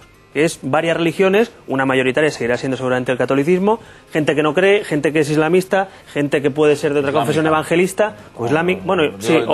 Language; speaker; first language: Spanish; native; Spanish